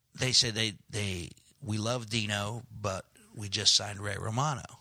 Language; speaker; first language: English; native; English